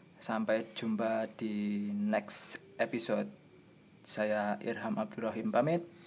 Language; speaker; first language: Indonesian; non-native, local second language; Javanese